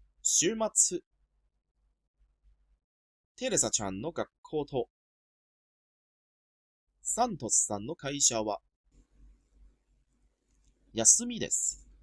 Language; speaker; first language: Japanese; non-native, fluent; Cantonese